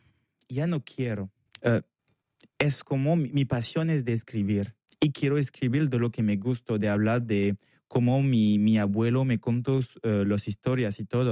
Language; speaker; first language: Spanish; non-native, fluent; French